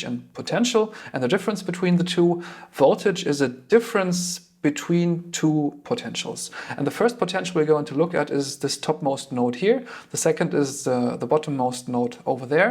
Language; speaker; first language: English; non-native, fluent; German